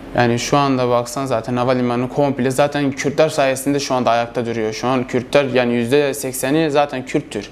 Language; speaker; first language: Turkish; non-native, local second language; Kurdish